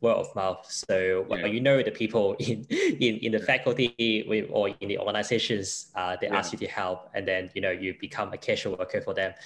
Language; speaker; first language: English; non-native, local second language; Cantonese